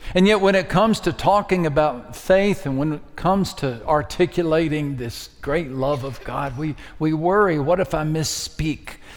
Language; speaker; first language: English; native; English